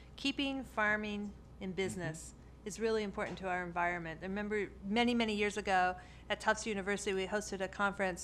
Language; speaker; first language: English; native; English